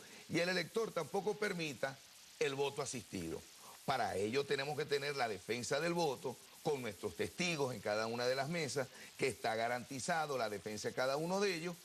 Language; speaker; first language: Spanish; native; Spanish